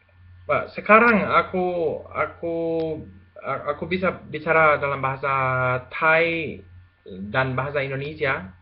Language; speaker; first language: Indonesian; non-native, learner; Spanish